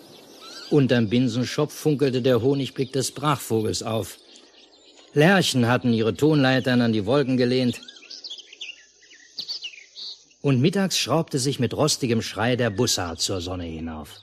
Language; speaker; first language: German; native; German